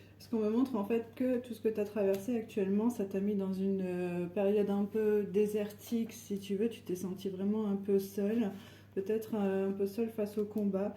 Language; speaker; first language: French; native; French